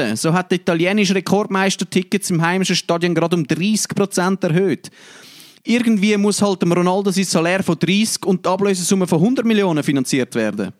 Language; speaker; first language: German; native; German